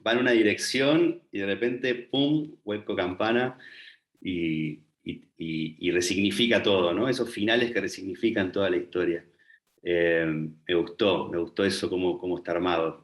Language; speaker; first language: Spanish; native; Spanish